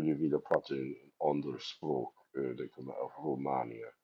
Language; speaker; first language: Swedish; non-native, learner; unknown